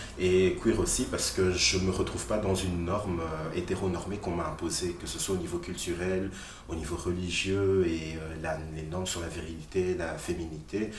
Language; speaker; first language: French; early bilingual, other home language; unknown